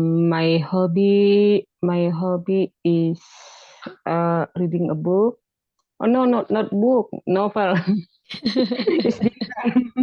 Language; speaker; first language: English; non-native, learner; Indonesian